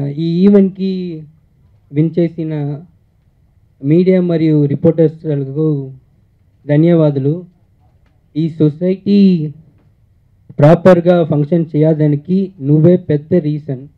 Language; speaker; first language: Telugu; early bilingual, heritage; Telugu